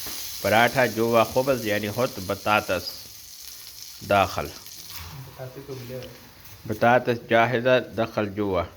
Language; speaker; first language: Arabic; non-native, learner; Urdu